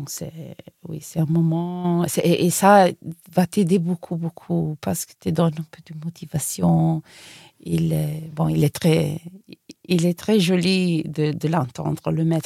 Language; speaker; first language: French; non-native, fluent; Italian